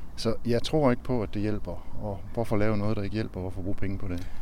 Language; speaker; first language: Danish; native; Danish